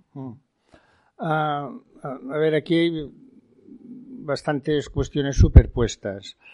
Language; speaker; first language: Spanish; non-native, local second language; Catalan